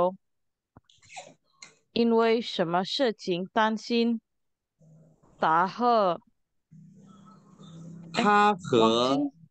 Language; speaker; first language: Chinese; non-native, learner; Indonesian